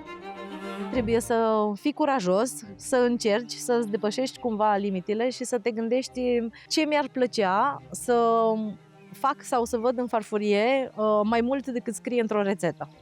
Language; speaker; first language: Romanian; native; Romanian